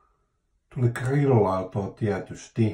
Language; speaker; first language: Finnish; native; Finnish